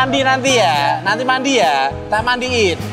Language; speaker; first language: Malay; non-native, local second language; Javanese